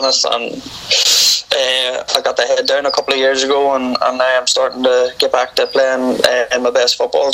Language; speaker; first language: English; native; English